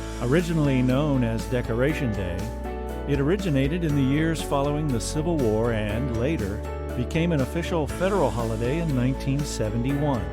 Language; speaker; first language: English; native; English